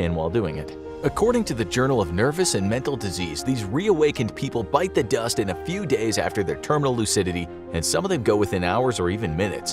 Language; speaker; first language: English; native; English